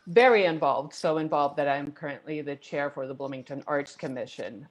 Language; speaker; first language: English; non-native, fluent; Spanish